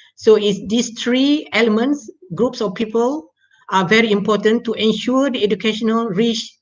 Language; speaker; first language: English; non-native, local second language; Malay